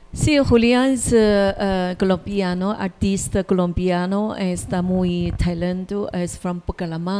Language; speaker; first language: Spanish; non-native, learner; Chinese